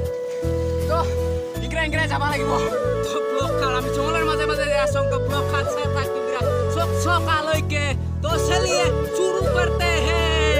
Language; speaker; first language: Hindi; non-native, local second language; Assamese